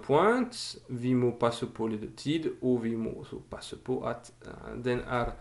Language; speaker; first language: Norwegian; non-native, fluent; French